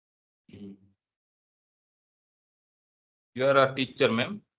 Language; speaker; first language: English; non-native, learner; Odia